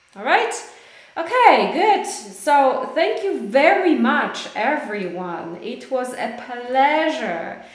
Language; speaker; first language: English; non-native, fluent; Polish